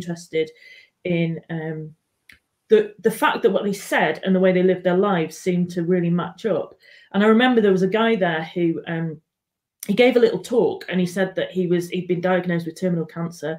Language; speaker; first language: English; native; English